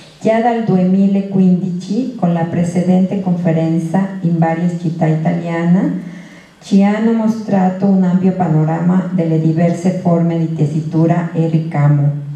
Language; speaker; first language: Italian; non-native, learner; Spanish